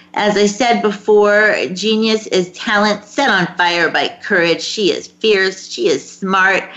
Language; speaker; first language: English; native; English